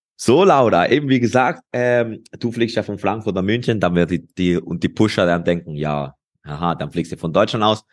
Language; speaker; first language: German; non-native, fluent; Spanish